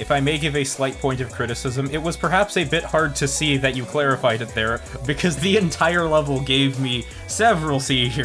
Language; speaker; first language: English; native; English